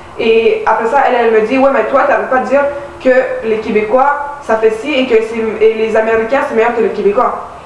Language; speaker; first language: French; early bilingual, other home language; Romanian